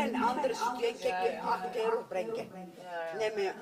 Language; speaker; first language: Dutch; non-native, learner; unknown